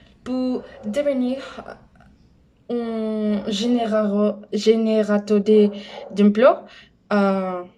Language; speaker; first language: French; non-native, learner; Spanish